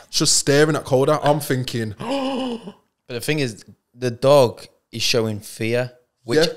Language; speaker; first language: English; native; English